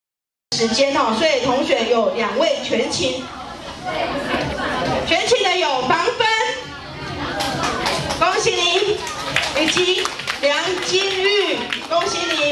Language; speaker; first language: Chinese; native; Chinese